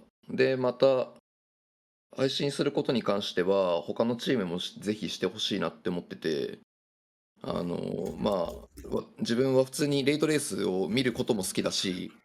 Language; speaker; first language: Japanese; native; Japanese